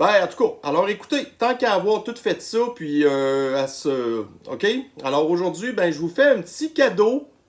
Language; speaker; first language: French; native; French